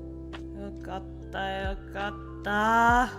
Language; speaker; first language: Japanese; non-native, learner; English